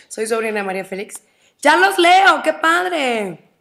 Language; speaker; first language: Spanish; native; Spanish